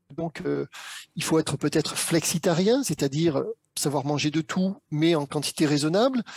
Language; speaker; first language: French; native; French